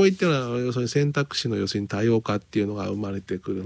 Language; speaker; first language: Japanese; native; Japanese